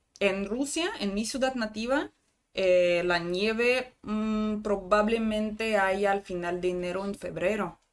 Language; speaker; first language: Spanish; non-native, fluent; Russian